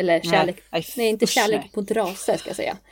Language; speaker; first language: Swedish; native; Swedish